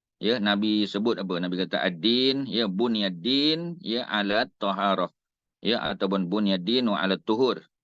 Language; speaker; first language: Malay; native; Malay